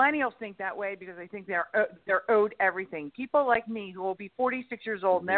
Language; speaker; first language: English; native; English